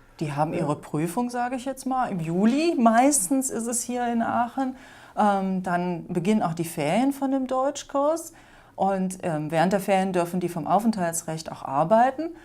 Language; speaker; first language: German; native; German